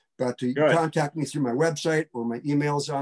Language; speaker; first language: English; native; English